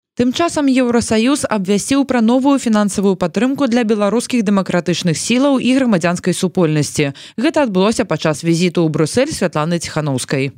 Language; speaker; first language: Belarusian; native; Belarusian